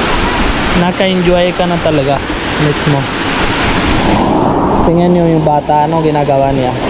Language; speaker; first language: Filipino; non-native, learner; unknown